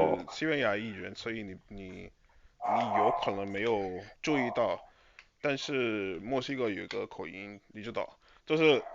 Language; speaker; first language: Chinese; non-native, fluent; English